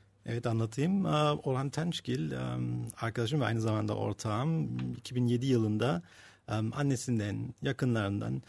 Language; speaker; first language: Turkish; early bilingual, heritage; Turkish